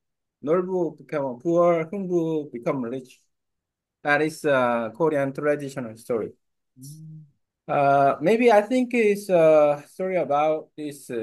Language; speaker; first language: English; non-native, learner; Korean